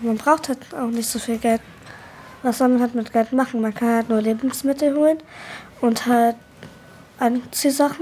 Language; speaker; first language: German; early bilingual, other home language; Arabic